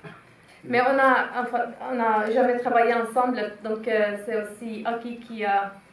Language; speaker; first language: French; non-native, fluent; Finnish